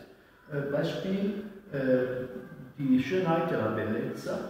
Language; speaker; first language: German; non-native, fluent; Italian